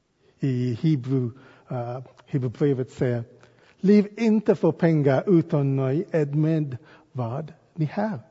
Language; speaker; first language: Swedish; non-native, fluent; English